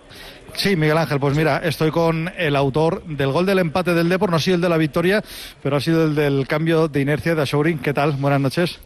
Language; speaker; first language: Spanish; native; Spanish